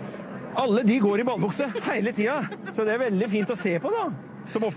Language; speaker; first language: Norwegian; native; Norwegian